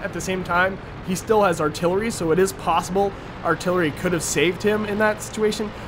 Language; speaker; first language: English; native; English